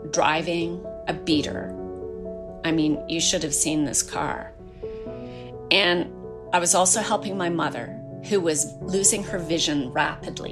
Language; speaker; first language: English; native; English